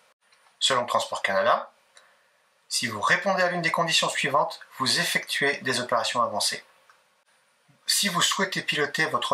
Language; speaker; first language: French; native; French